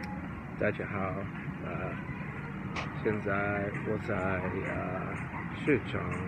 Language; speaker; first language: Chinese; non-native, learner; English